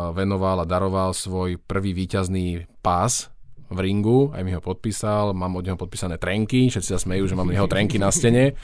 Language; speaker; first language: Slovak; native; Slovak